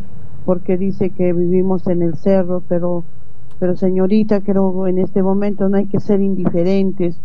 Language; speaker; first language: Spanish; native; Spanish